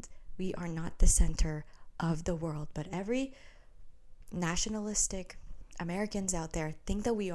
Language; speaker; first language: English; early bilingual, other home language; Filipino